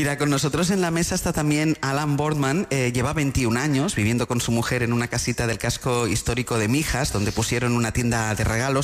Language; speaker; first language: Spanish; native; Spanish